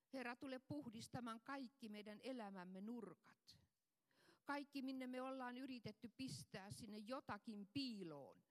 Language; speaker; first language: Finnish; non-native, fluent; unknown